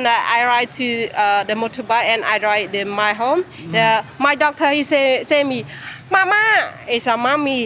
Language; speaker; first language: English; non-native, learner; Khmer